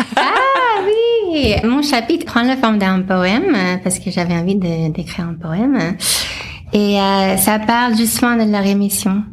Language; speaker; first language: French; non-native, fluent; English